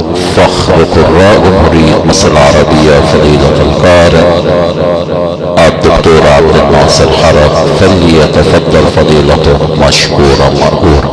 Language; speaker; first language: Arabic; native; Arabic